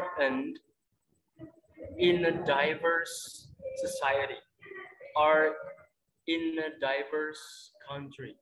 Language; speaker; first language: English; non-native, fluent; Indonesian